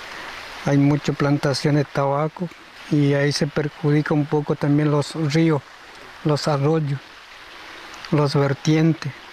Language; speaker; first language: Spanish; non-native, local second language; Guarani